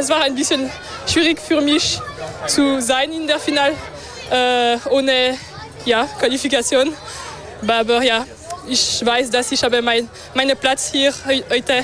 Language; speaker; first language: German; non-native, learner; French